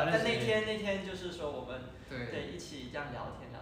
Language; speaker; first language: Chinese; native; Chinese